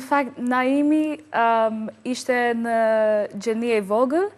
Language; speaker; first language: Albanian; non-native, learner; English